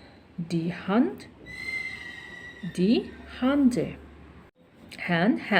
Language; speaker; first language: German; non-native, learner; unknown